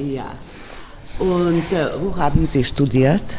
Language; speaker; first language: German; non-native, fluent; Serbian